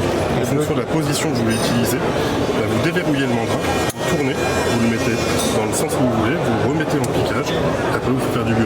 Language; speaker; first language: French; native; French